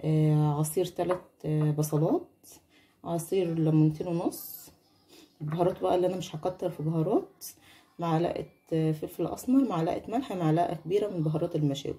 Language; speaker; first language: Arabic; native; Arabic